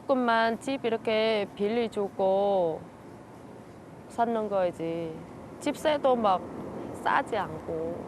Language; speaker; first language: Korean; non-native, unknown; Vietnamese